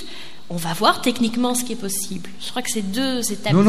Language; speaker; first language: French; native; French